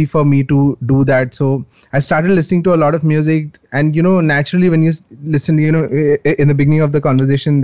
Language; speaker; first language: English; non-native, local second language; Hindi